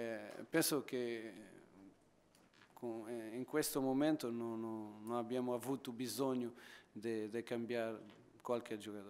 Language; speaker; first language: Italian; non-native, fluent; Portuguese